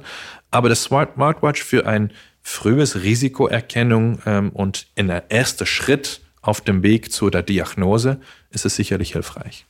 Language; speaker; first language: German; non-native, fluent; Dutch